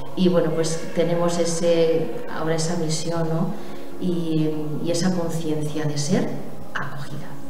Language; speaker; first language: Spanish; native; Spanish